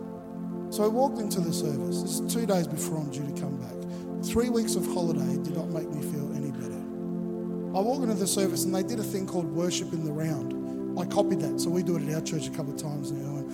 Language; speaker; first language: English; native; English